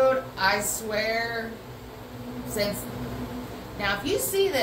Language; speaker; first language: English; native; English